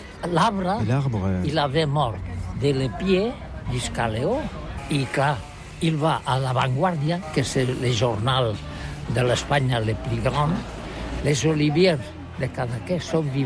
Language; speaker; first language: French; non-native, learner; Catalan